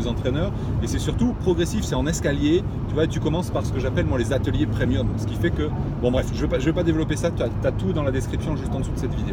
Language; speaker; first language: French; native; French